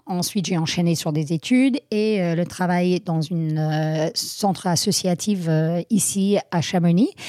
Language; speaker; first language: French; non-native, fluent; English